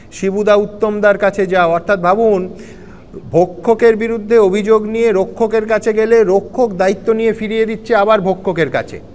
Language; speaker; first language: Bangla; native; Bangla